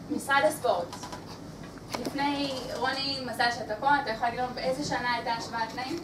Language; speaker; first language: Hebrew; native; Hebrew